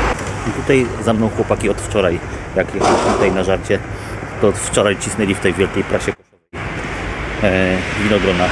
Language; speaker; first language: Polish; native; Polish